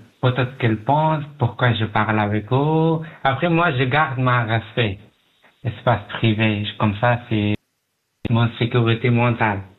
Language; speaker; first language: French; non-native, learner; Pashto